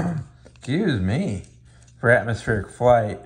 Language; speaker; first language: English; native; English